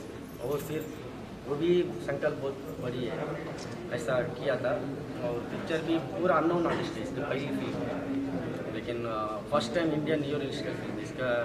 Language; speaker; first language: Hindi; non-native, local second language; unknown